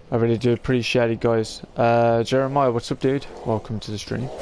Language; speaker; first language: English; native; English